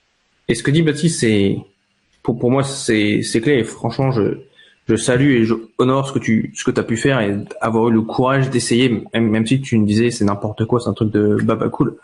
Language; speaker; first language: French; native; French